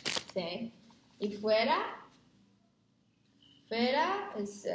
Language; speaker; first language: Spanish; non-native, learner; Chinese